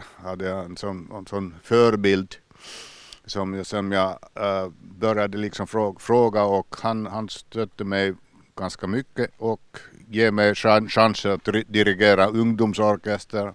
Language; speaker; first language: Swedish; non-native, local second language; Finnish